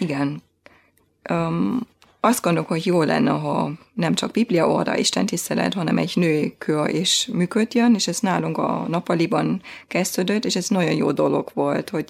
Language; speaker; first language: Hungarian; non-native, fluent; German